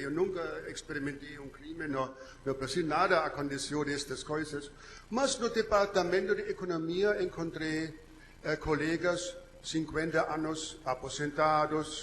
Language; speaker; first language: Portuguese; non-native, learner; German